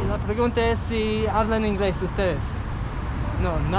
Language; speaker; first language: Spanish; non-native, fluent; English